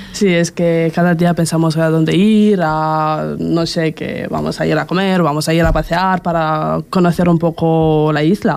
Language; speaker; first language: Spanish; non-native, fluent; Romanian